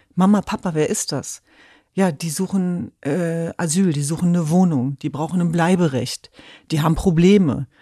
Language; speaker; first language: German; early bilingual, other home language; Kurdish